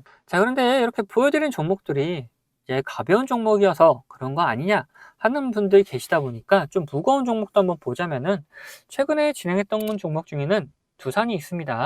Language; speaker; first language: Korean; native; Korean